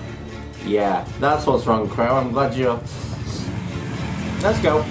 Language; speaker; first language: English; native; English